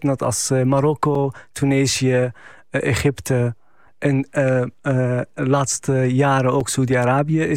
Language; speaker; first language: Dutch; non-native, fluent; Arabic